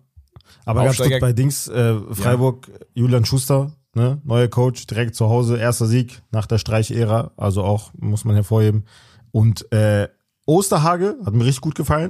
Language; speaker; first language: German; native; German